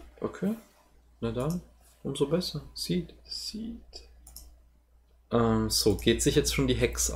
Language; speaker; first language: German; native; German